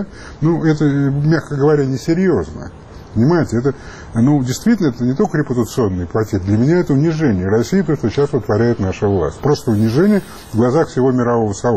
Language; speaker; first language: Russian; native; Russian